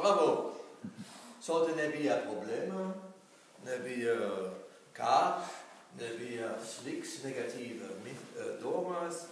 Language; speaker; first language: Latvian; non-native, learner; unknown